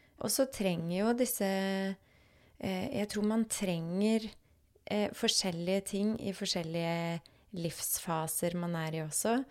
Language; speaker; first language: Norwegian; early bilingual, other home language; Polish